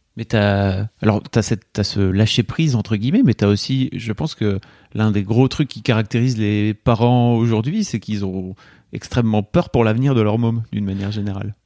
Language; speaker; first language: French; native; French